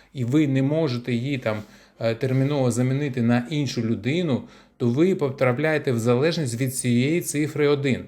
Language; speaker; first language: Ukrainian; non-native, local second language; Russian